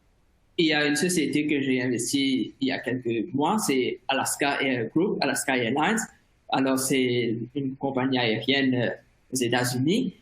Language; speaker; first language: French; non-native, fluent; Morisyen